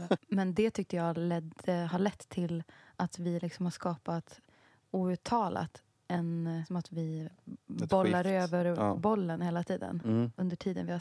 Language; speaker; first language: Swedish; native; Swedish